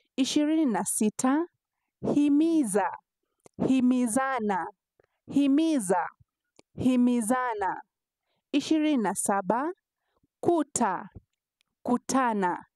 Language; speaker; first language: Swahili; native; Swahili